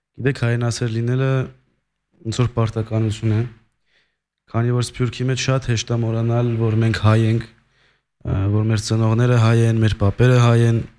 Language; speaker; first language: Armenian; early bilingual, heritage; Armenian